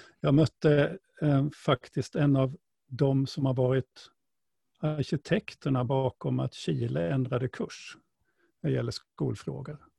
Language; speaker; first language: Swedish; native; Swedish